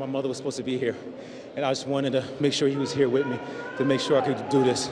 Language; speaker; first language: English; native; English